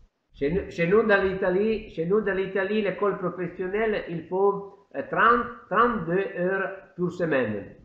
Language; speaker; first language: French; non-native, learner; Italian